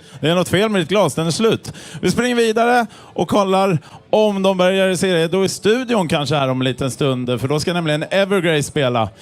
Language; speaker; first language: Swedish; native; Swedish